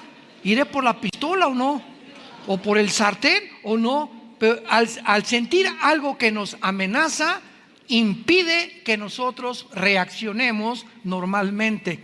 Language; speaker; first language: Spanish; native; Spanish